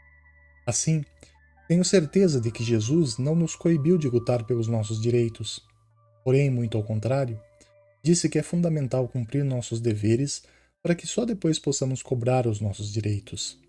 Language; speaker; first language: Portuguese; native; Portuguese